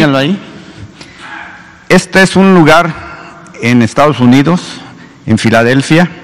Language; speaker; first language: Spanish; native; Spanish